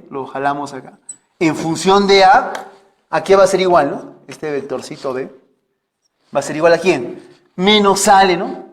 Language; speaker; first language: Spanish; native; Spanish